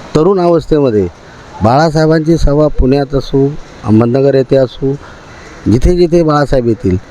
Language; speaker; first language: Marathi; native; Marathi